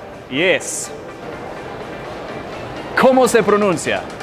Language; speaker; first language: Spanish; non-native, fluent; English